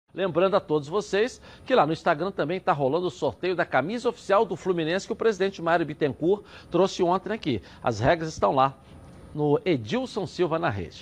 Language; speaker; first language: Portuguese; native; Portuguese